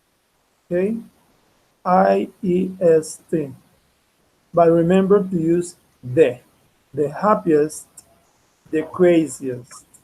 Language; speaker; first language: English; non-native, fluent; Spanish